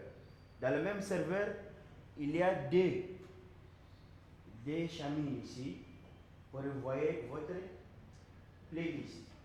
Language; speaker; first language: French; non-native, learner; Portuguese